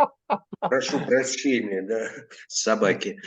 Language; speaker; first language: Russian; native; Russian